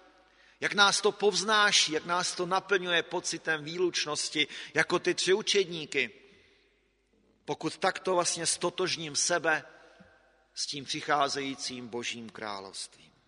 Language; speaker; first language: Czech; native; Czech